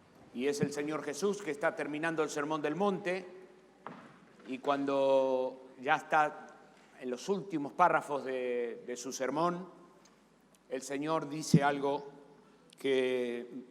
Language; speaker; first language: Spanish; native; Spanish